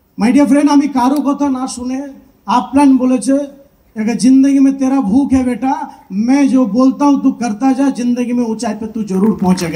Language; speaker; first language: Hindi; non-native, local second language; Bangla